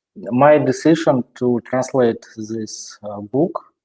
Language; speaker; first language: English; non-native, learner; Russian